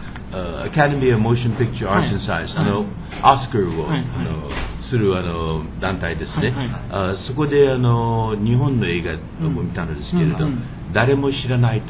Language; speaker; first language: Japanese; early bilingual, heritage; English